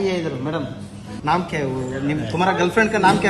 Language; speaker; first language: Hindi; non-native, local second language; Kannada